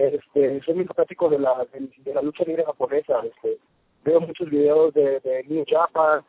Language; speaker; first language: Spanish; native; Spanish